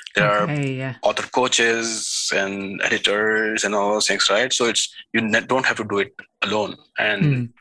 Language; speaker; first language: English; non-native, local second language; Hindi